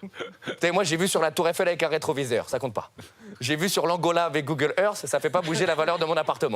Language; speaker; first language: French; native; French